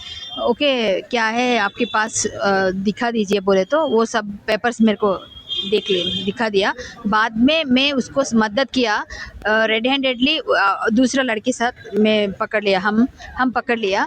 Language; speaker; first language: Hindi; non-native, local second language; Telugu